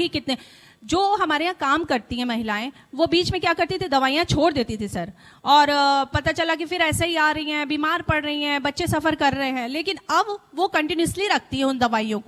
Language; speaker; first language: Hindi; native; Hindi